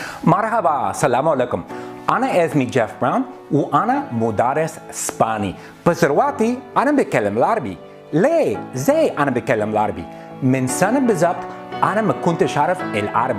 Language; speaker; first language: Arabic; non-native, learner; English